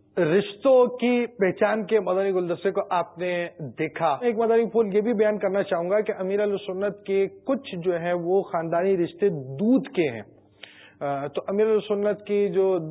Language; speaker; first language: Urdu; native; Urdu